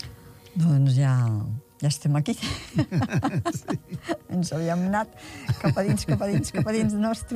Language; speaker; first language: Catalan; native; Catalan